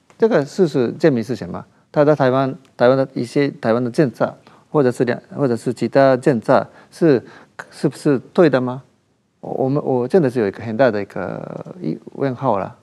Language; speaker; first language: Chinese; non-native, fluent; Japanese